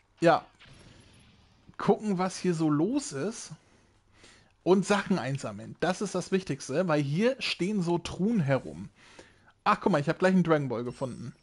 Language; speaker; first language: German; native; German